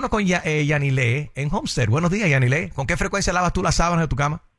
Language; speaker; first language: Spanish; native; Spanish